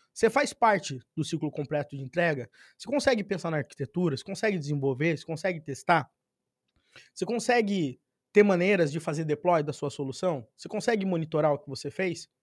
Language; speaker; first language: Portuguese; native; Portuguese